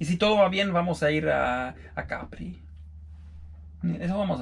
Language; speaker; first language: Spanish; non-native, fluent; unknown